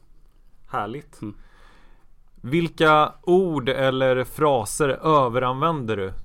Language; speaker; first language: Swedish; native; Swedish